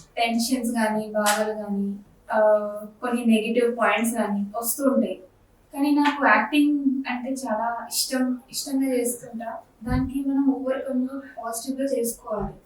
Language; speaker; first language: Telugu; non-native, local second language; Bangla